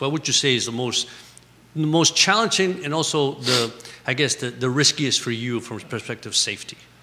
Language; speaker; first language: English; early bilingual, other home language; Spanish